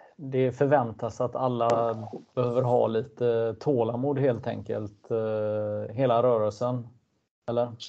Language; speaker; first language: Swedish; native; Swedish